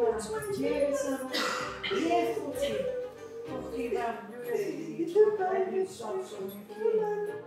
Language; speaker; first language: French; non-native, learner; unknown